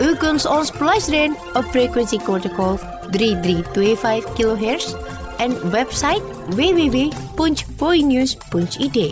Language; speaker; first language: Dutch; non-native, fluent; Indonesian